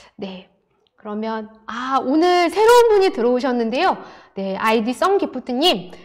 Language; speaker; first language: Korean; native; Korean